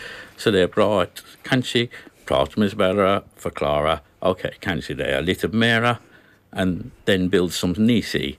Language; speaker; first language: Swedish; non-native, learner; English